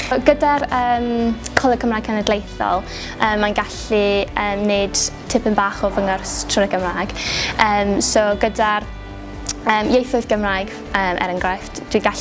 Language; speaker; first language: Welsh; non-native, local second language; English